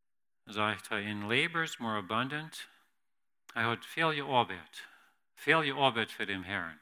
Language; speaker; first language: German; non-native, learner; Plautdietsch